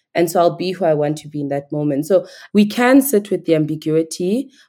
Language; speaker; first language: English; non-native, local second language; Igbo